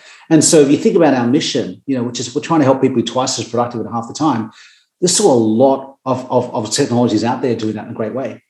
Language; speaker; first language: English; native; English